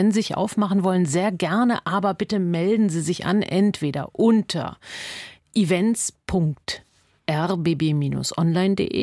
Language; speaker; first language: German; native; German